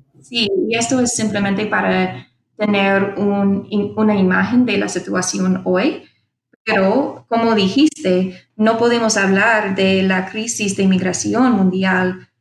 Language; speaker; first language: Spanish; non-native, fluent; English